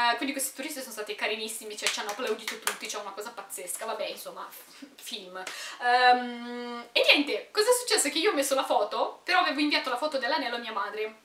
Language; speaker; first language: Italian; early bilingual, other home language; Romanian